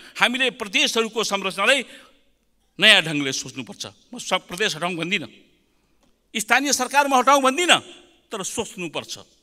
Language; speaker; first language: Nepali; native; Nepali